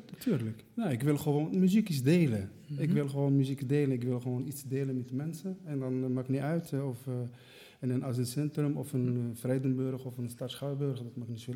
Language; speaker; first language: Dutch; non-native, fluent; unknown